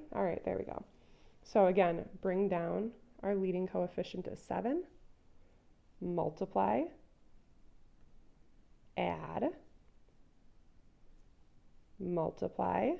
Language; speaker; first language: English; native; English